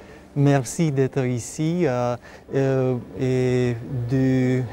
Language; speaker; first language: French; non-native, fluent; Romanian